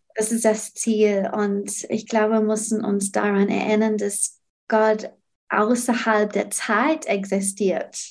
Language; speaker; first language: German; non-native, fluent; English